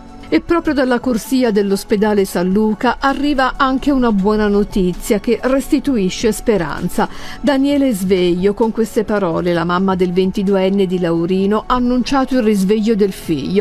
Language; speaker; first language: Italian; native; Italian